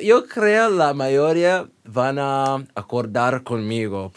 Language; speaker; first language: Spanish; non-native, learner; English